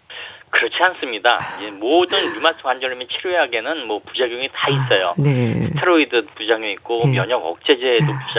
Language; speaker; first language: Korean; native; Korean